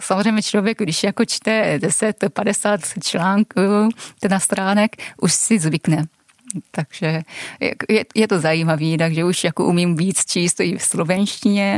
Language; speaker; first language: Czech; non-native, fluent; Japanese